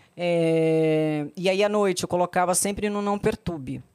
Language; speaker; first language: Portuguese; native; Portuguese